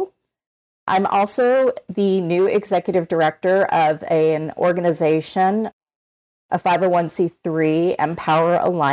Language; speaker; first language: English; native; English